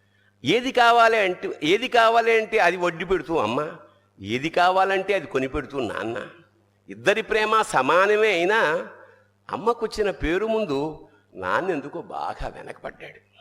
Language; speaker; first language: Telugu; native; Telugu